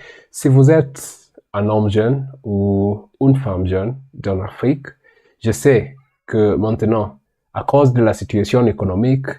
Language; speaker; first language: French; non-native, learner; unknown